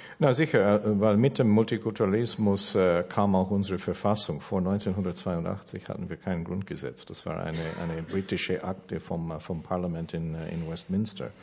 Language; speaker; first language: German; early bilingual, heritage; German